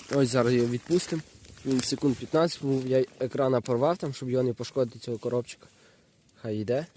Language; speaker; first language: Ukrainian; native; Ukrainian